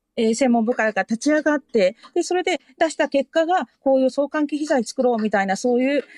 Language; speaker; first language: Japanese; native; Japanese